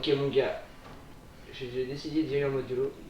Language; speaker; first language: French; native; French